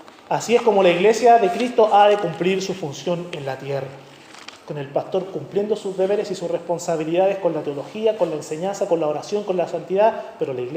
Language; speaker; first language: Spanish; native; Spanish